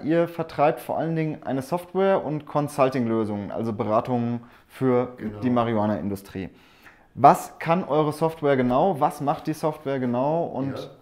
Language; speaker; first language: German; native; German